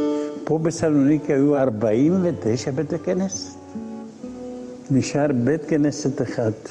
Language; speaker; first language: Hebrew; non-native, fluent; Ladino